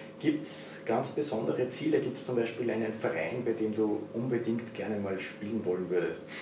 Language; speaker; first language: German; native; German